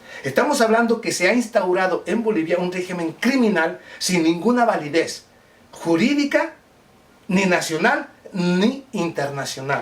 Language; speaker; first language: Spanish; native; Spanish